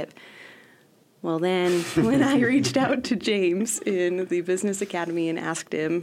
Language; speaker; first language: English; native; English